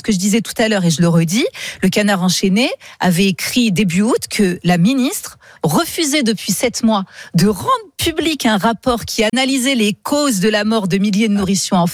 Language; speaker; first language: French; native; French